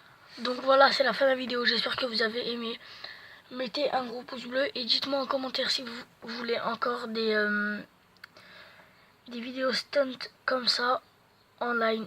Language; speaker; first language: French; native; French